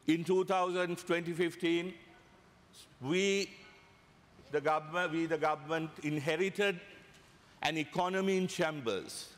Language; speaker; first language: English; non-native, local second language; Sinhala